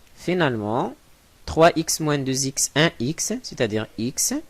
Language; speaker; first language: French; non-native, local second language; Arabic